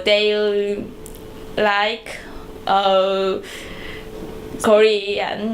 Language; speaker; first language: English; non-native, learner; Korean